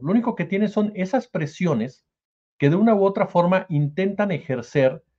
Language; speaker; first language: Spanish; native; Spanish